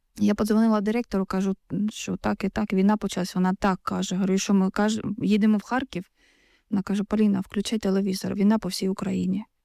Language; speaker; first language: Ukrainian; non-native, local second language; Russian